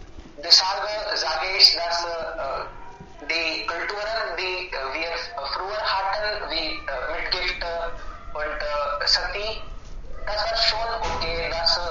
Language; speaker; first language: German; non-native, learner; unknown